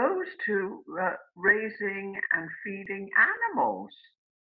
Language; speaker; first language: English; native; English